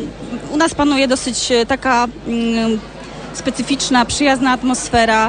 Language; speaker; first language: Polish; native; Polish